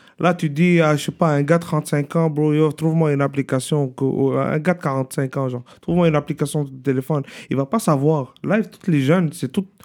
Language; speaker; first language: French; early bilingual, other home language; Arabic